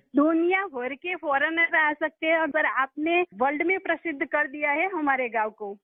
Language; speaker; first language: Hindi; non-native, local second language; Gujarati